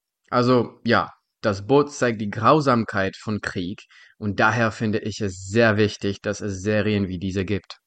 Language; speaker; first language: German; non-native, fluent; Czech